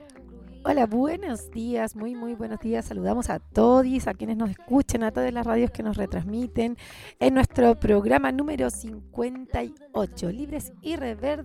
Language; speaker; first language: Spanish; native; Spanish